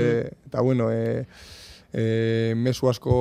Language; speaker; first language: Basque; non-native, local second language; Spanish